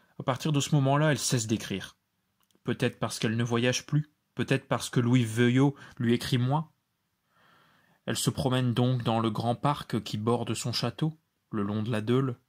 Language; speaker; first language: French; native; French